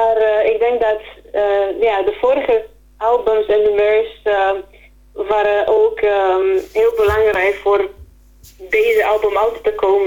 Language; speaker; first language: Dutch; non-native, fluent; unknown